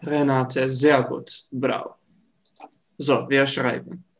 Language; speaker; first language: German; non-native, fluent; Serbian